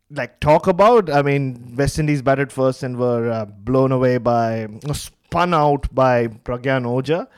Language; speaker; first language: English; non-native, local second language; Tamil